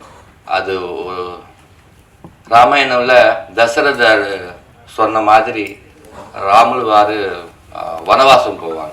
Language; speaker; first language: Tamil; non-native, learner; Telugu